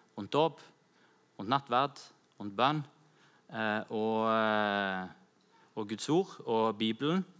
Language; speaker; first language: Norwegian; native; Norwegian